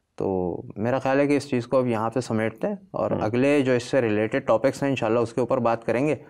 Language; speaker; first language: Urdu; native; Urdu